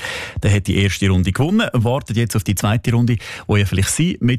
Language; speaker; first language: German; native; German